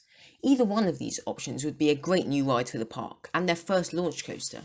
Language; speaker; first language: English; native; English